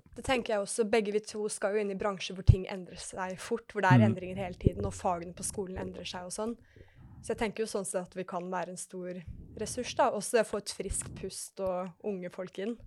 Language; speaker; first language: Norwegian; native; Norwegian